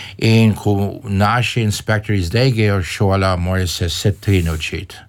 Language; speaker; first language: Slovenian; early bilingual, heritage; Slovenian